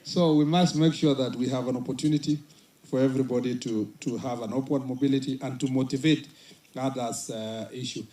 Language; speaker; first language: English; non-native, local second language; Swahili